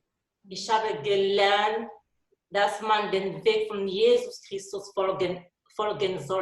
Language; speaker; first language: German; non-native, learner; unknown